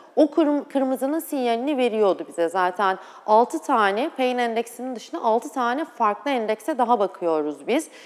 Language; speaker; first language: Turkish; native; Turkish